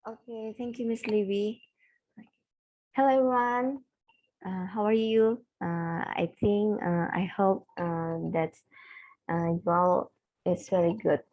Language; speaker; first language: English; non-native, learner; Indonesian